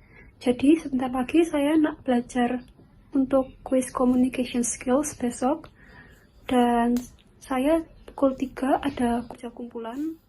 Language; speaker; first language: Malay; non-native, learner; Indonesian